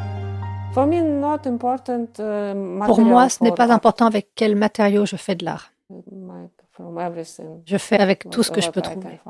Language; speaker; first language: French; non-native, fluent; Ukrainian